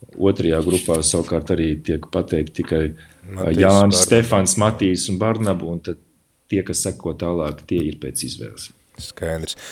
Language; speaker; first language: Latvian; native; Latvian